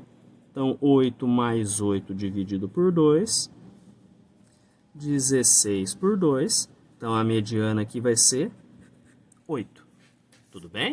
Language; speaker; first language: Portuguese; native; Portuguese